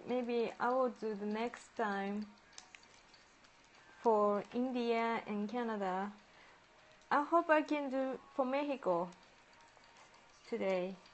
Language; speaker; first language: English; non-native, learner; Japanese